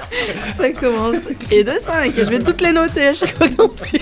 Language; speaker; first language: French; native; French